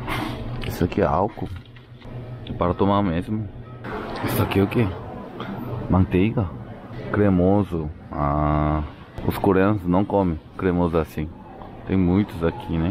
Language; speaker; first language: Portuguese; non-native, learner; Korean